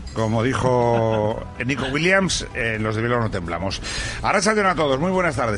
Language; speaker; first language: Spanish; native; Spanish